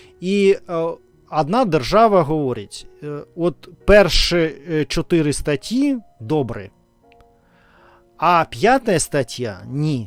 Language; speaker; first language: Ukrainian; non-native, learner; Russian